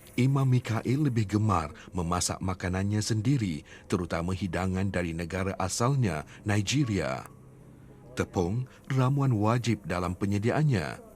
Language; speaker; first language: Malay; native; Malay